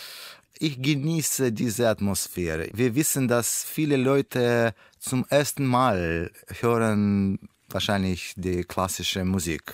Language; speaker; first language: German; non-native, learner; Russian